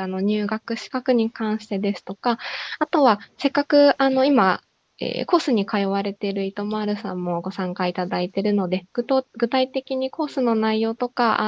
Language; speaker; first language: Japanese; native; Japanese